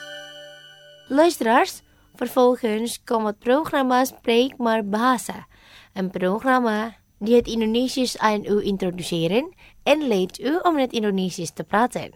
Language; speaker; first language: Dutch; non-native, fluent; Indonesian